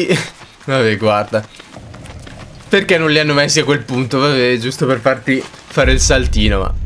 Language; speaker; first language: Italian; native; Italian